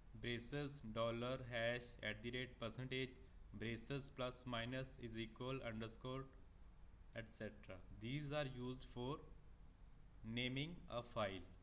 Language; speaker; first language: English; non-native, local second language; Punjabi